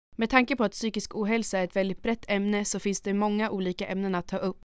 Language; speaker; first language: Swedish; early bilingual, other home language; German